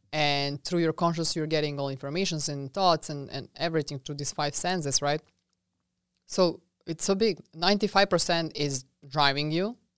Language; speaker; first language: English; non-native, fluent; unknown